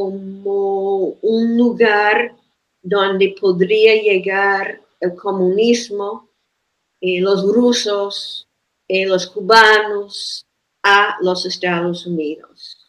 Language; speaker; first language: Spanish; non-native, fluent; English